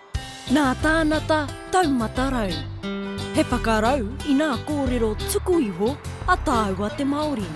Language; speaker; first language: Māori; native; Māori